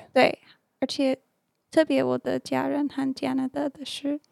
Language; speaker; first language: Chinese; non-native, learner; English